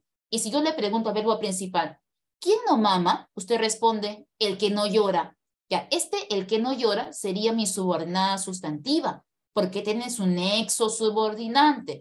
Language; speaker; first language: Spanish; native; Spanish